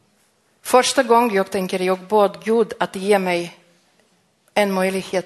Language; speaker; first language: Swedish; non-native, fluent; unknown